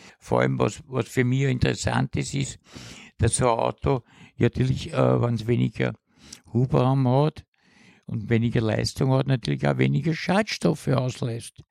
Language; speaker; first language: German; native; German